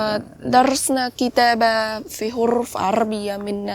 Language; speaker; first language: Arabic; non-native, learner; Vietnamese